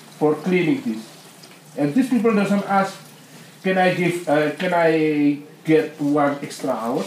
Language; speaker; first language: English; non-native, learner; Indonesian